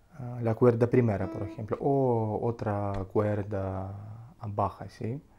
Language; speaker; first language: Spanish; non-native, learner; Russian